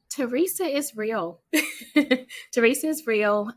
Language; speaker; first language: English; native; English